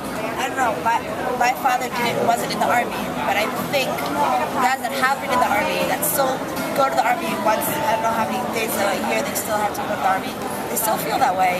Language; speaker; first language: English; non-native, fluent; Hebrew